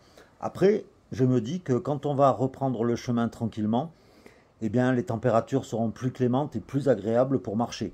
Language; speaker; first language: French; native; French